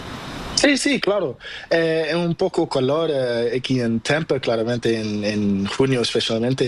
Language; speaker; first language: Spanish; non-native, learner; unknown